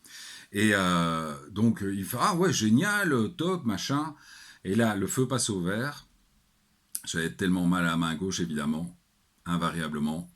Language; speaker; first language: French; native; French